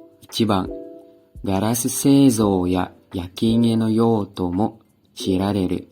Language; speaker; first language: Japanese; non-native, learner; Indonesian